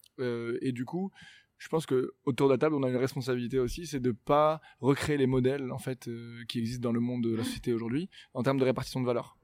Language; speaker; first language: French; non-native, local second language; Arabic